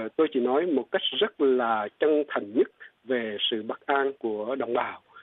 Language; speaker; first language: Vietnamese; non-native, local second language; Eastern Cham